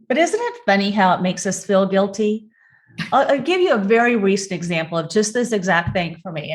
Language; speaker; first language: English; native; English